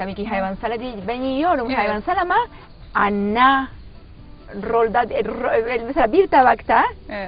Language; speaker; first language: Turkish; non-native, learner; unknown